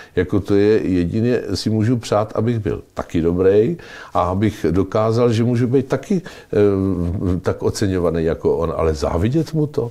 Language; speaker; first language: Czech; native; Czech